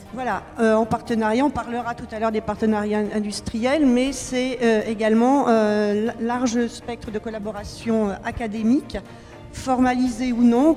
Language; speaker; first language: French; native; French